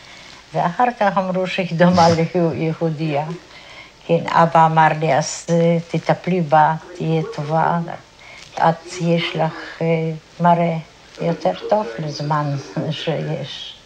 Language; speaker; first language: Hebrew; non-native, fluent; Polish